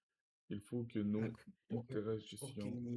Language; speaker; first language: French; non-native, learner; Russian